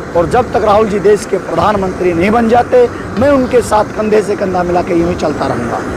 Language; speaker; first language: Hindi; native; Hindi